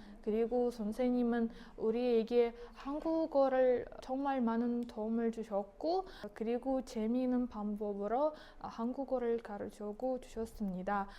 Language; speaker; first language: Korean; non-native, learner; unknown